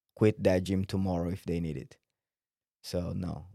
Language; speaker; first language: English; non-native, fluent; Portuguese